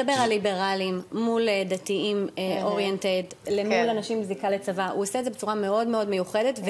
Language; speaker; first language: Hebrew; native; Hebrew